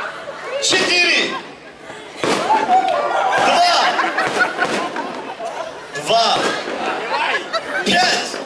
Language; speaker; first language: Russian; non-native, learner; Turkish